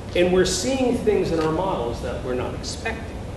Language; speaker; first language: English; native; English